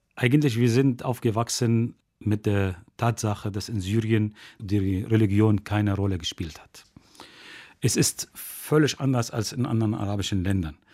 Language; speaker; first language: German; non-native, fluent; Arabic